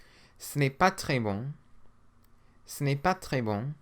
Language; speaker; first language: French; non-native, fluent; English